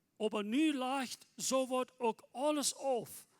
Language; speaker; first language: German; non-native, learner; Plautdietsch